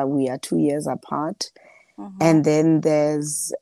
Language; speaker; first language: English; non-native, local second language; Southern Sotho